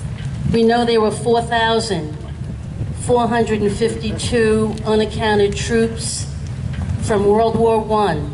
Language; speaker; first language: English; native; English